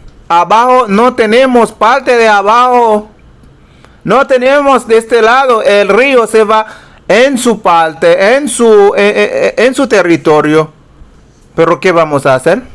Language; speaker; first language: Spanish; non-native, fluent; Haitian Creole